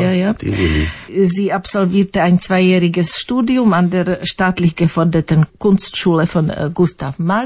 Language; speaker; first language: German; non-native, fluent; Slovak